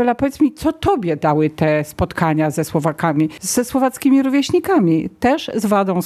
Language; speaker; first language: Polish; native; Polish